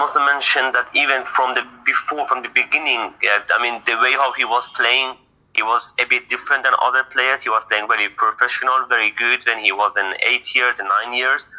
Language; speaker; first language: English; non-native, fluent; Persian